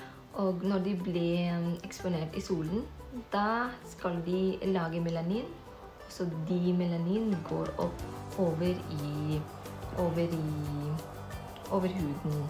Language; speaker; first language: Norwegian; non-native, fluent; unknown